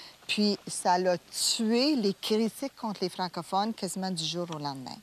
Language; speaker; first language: French; native; French